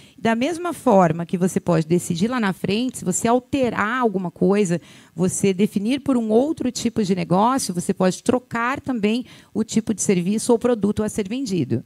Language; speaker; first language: Portuguese; native; Portuguese